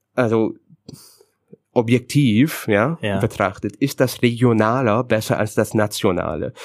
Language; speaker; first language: German; non-native, fluent; English